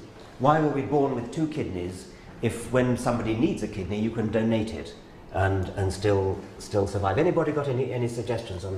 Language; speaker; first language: English; native; English